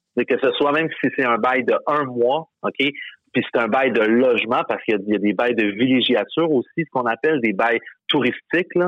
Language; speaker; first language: French; native; French